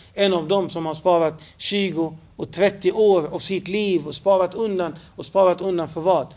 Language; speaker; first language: Swedish; non-native, fluent; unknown